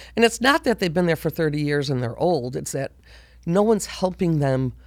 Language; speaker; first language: English; native; English